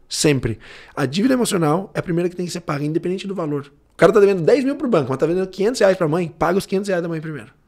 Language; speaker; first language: Portuguese; early bilingual, heritage; Portuguese